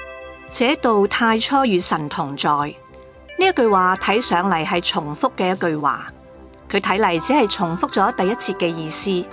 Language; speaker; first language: Chinese; non-native, local second language; Cantonese